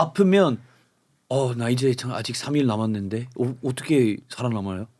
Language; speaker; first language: Korean; non-native, fluent; English